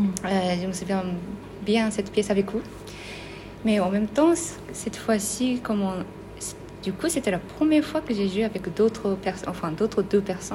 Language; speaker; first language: French; non-native, fluent; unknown